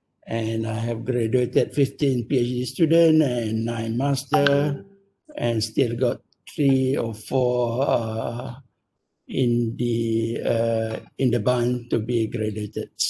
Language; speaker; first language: English; non-native, local second language; Malay